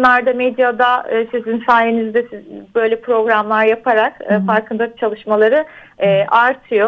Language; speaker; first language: Turkish; native; Turkish